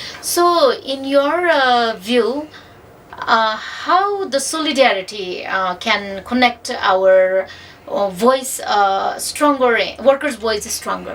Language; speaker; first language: English; non-native, fluent; Nepali